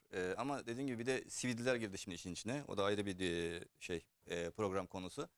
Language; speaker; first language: Turkish; early bilingual, heritage; Turkish